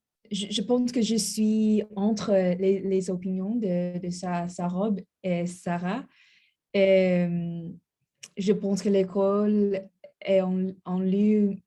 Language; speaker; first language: French; non-native, learner; English